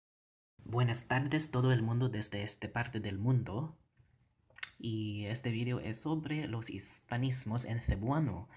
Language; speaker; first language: Spanish; non-native, learner; Cebuano